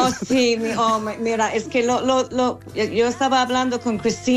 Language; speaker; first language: Spanish; non-native, learner; English